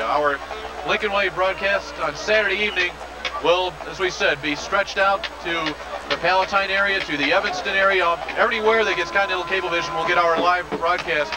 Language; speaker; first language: English; native; English